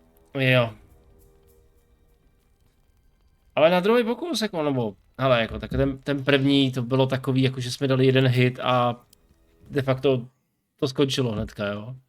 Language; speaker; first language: Czech; native; Czech